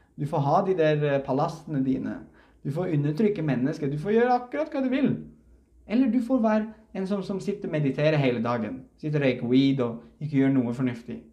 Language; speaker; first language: Norwegian; early bilingual, other home language; Uzbek